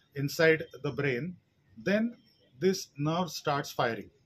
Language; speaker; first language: English; non-native, local second language; Marathi